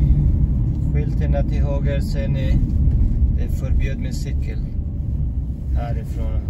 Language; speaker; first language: Swedish; non-native, fluent; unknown